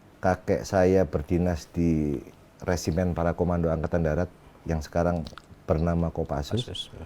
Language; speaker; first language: Indonesian; non-native, local second language; Sundanese